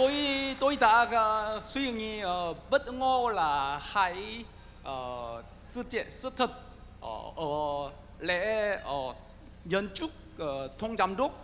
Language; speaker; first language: Vietnamese; non-native, learner; Korean